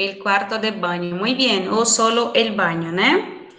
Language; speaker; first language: Spanish; non-native, fluent; Portuguese